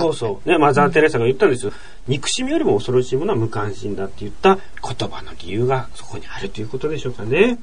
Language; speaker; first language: Japanese; native; Japanese